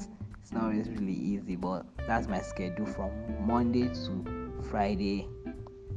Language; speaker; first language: English; non-native, local second language; Igbo